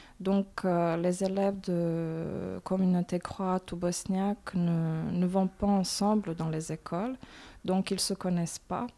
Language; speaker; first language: French; non-native, fluent; Bosnian